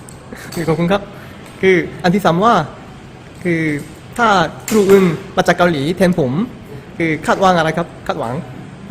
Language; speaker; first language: Thai; non-native, learner; Korean